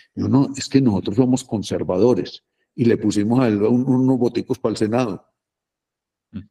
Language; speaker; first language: Spanish; native; Spanish